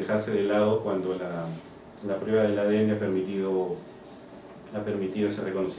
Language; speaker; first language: Spanish; native; Spanish